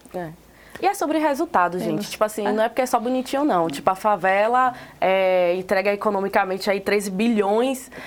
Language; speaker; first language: Portuguese; native; Portuguese